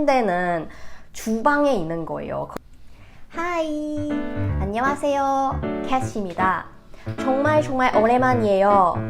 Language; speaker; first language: Korean; non-native, fluent; Cantonese